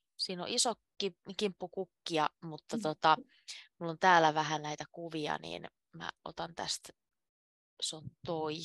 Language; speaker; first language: Finnish; native; Finnish